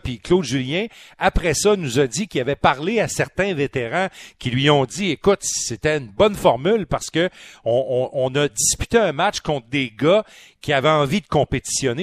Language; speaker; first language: French; native; French